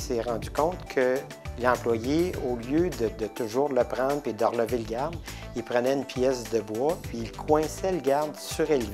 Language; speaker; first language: French; native; French